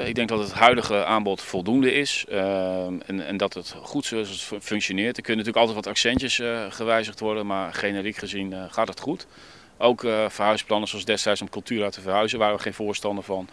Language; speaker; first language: Dutch; native; Dutch